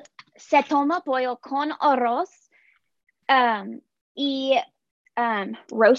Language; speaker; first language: Spanish; non-native, learner; English